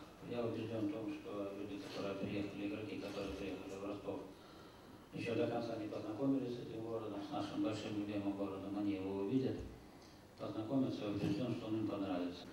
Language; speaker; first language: Russian; native; Russian